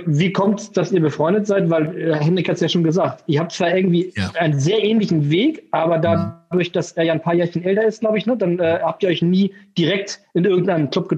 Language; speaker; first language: German; native; German